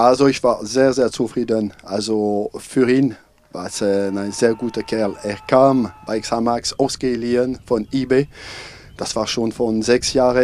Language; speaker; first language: German; non-native, fluent; French